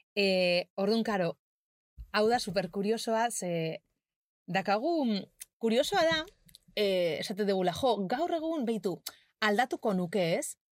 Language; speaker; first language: Basque; non-native, local second language; Spanish